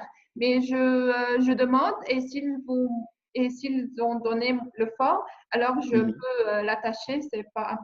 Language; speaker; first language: French; non-native, learner; English